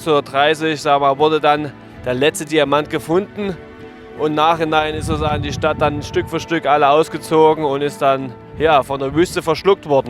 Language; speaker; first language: German; native; German